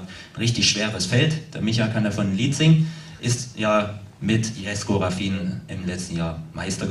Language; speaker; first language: German; native; German